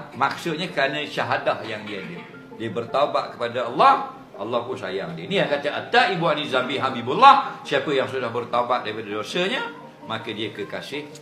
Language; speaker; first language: Malay; native; Malay